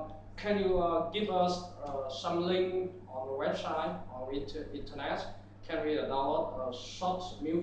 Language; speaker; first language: English; non-native, learner; Vietnamese